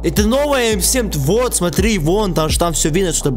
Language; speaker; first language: Russian; native; Russian